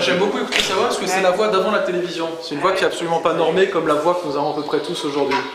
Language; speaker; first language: French; native; French